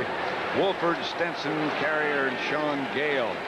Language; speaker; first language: English; native; English